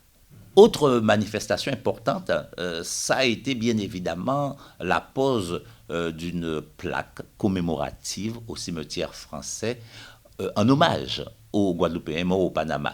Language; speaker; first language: French; native; French